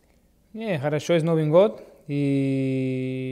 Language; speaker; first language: Russian; non-native, learner; Portuguese